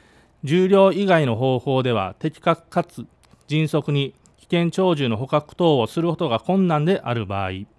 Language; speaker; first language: Japanese; native; Japanese